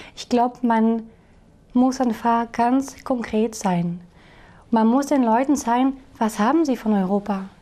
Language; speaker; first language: German; non-native, fluent; French